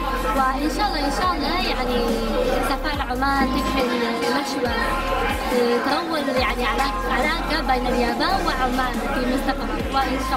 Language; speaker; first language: Arabic; non-native, learner; Japanese